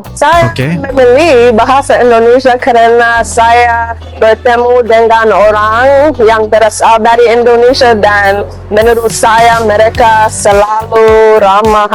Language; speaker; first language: Indonesian; non-native, learner; English